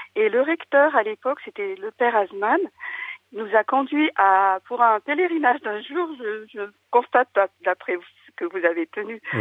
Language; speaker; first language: French; non-native, local second language; Malagasy